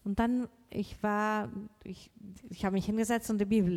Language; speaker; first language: German; non-native, learner; Portuguese